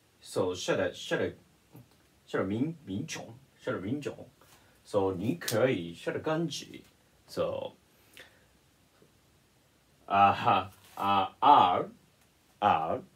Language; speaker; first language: Chinese; non-native, learner; Japanese